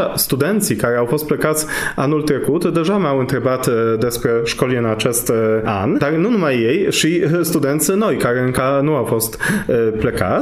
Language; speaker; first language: Romanian; non-native, fluent; Polish